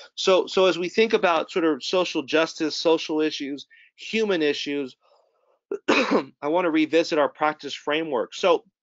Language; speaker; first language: English; native; English